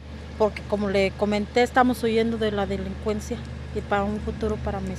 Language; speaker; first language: Spanish; native; Spanish